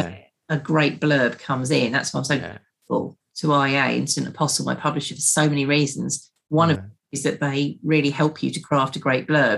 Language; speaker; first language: English; native; English